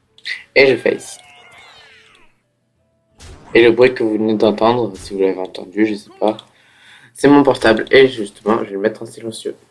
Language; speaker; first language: French; native; French